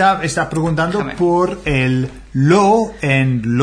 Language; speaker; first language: Spanish; non-native, fluent; English